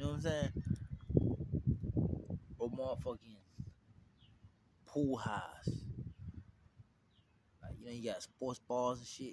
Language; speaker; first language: English; native; English